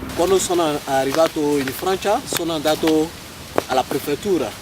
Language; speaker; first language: Italian; non-native, learner; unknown